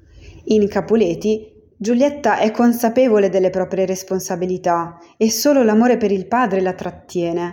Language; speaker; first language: Italian; native; Italian